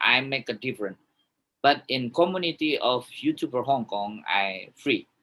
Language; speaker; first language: English; non-native, learner; Indonesian